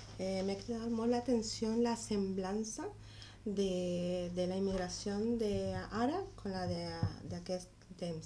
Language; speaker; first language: Catalan; non-native, learner; Spanish